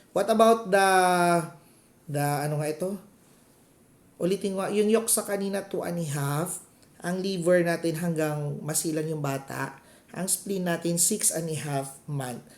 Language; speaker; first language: Filipino; non-native, local second language; Cebuano